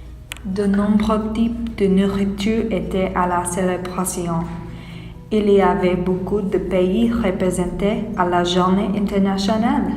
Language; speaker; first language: French; non-native, learner; English